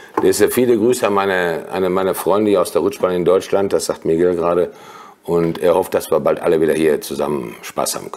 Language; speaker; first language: German; native; German